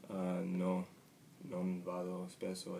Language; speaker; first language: Italian; non-native, learner; English